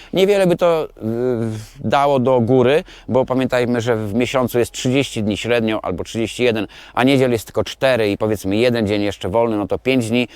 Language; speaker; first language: Polish; native; Polish